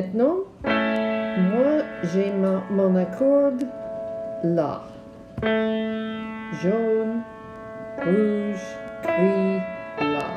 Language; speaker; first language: French; non-native, learner; English